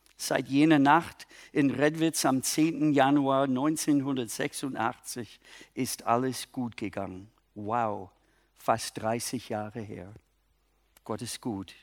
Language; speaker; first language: German; non-native, fluent; English